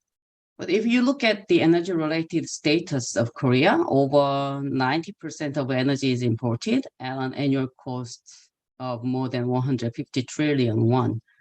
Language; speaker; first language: English; non-native, fluent; Korean